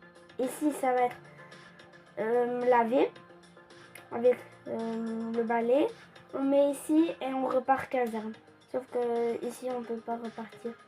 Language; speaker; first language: French; early bilingual, other home language; Polish